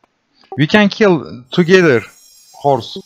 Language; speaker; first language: English; non-native, learner; Turkish